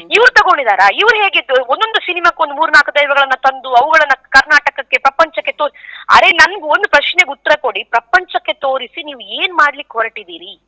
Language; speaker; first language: Kannada; non-native, local second language; Tulu